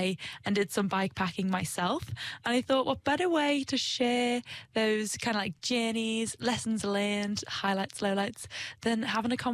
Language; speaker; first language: English; native; English